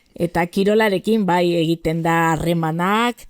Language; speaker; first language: Basque; non-native, local second language; Spanish